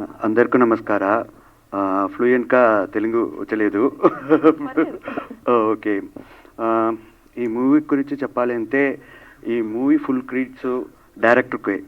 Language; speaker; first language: Telugu; non-native, learner; Kannada